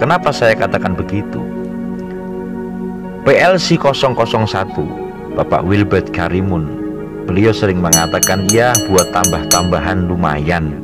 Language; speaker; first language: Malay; non-native, local second language; Javanese